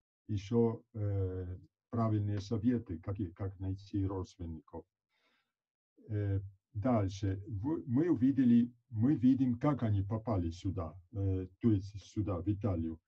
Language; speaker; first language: Russian; non-native, fluent; Italian